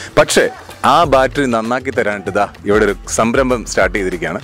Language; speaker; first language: Malayalam; native; Malayalam